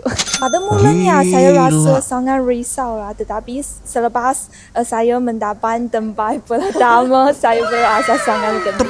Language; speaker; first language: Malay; non-native, fluent; Chinese